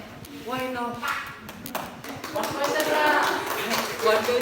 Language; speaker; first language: English; non-native, local second language; Indonesian